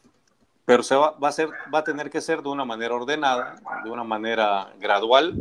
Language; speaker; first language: Spanish; native; Spanish